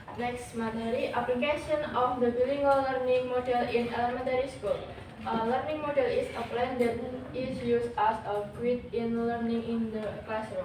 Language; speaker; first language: English; non-native, learner; Indonesian